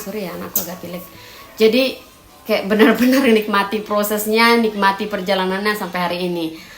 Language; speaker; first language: Indonesian; native; Indonesian